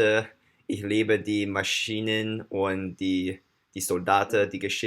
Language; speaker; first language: German; non-native, learner; English